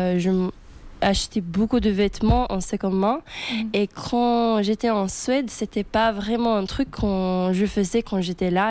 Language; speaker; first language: French; non-native, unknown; Swedish